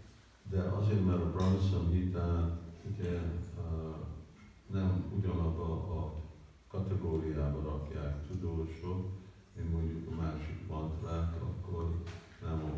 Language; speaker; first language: Hungarian; early bilingual, heritage; Hungarian